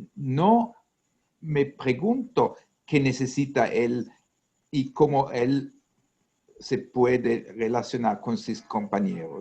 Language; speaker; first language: Portuguese; non-native, learner; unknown